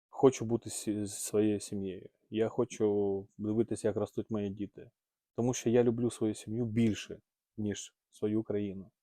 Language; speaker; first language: Ukrainian; non-native, local second language; Russian